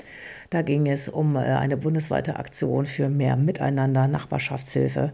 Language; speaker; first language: German; native; German